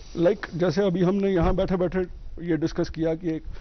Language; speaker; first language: Hindi; native; Hindi